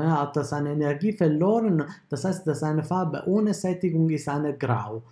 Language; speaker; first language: German; non-native, fluent; Italian